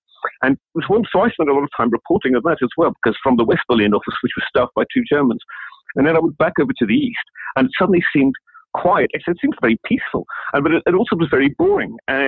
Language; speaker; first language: English; native; English